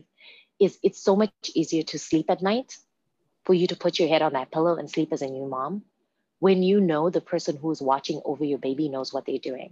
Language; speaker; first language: English; non-native, local second language; Shona